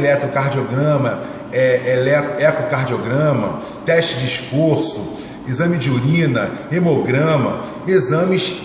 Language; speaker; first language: Portuguese; native; Portuguese